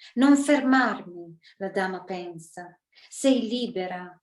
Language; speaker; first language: Italian; early bilingual, other home language; English